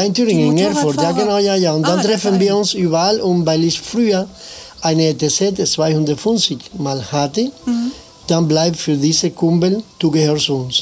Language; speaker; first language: German; non-native, learner; Spanish